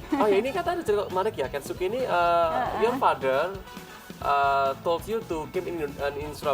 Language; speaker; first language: Indonesian; native; Indonesian